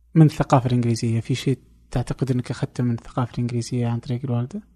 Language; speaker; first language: Arabic; native; Arabic